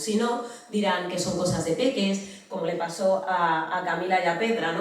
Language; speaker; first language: Spanish; native; Spanish